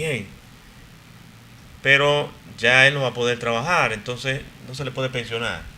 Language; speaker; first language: Spanish; native; Spanish